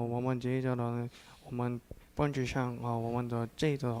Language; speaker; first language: Chinese; non-native, learner; Korean